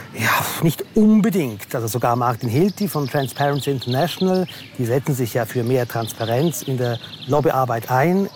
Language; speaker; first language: German; native; German